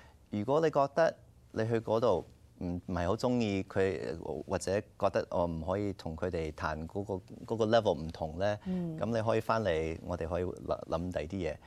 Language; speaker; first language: Cantonese; early bilingual, heritage; Cantonese